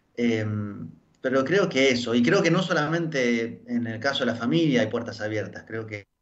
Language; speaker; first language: Spanish; early bilingual, heritage; French